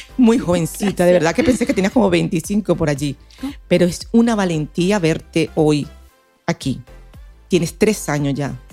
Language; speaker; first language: Spanish; native; Spanish